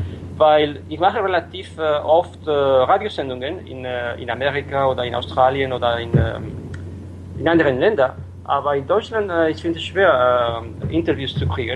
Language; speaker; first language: German; non-native, fluent; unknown